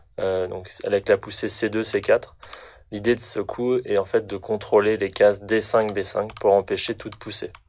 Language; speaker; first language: French; native; French